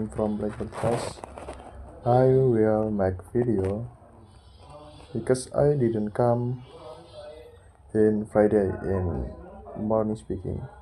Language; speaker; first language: English; non-native, learner; Indonesian